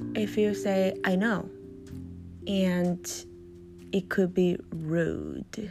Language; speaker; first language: English; non-native, fluent; Japanese